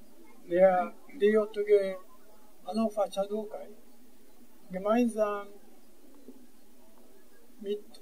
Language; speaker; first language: German; non-native, fluent; Japanese